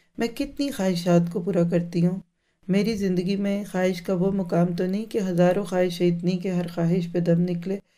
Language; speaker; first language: Urdu; native; Urdu